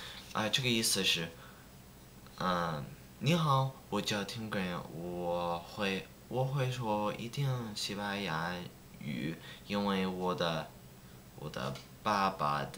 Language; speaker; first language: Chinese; non-native, learner; English